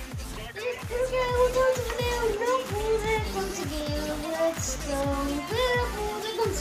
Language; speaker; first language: Spanish; early bilingual, heritage; Spanish